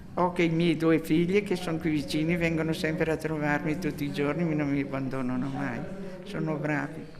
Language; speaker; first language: Italian; early bilingual, heritage; Italian